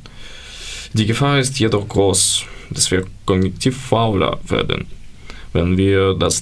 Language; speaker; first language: German; non-native, learner; Ukrainian